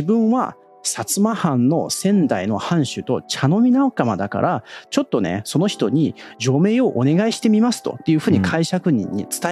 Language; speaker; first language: Japanese; native; Japanese